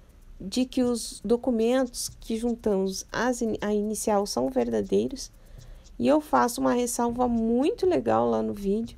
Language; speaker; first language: Portuguese; native; Portuguese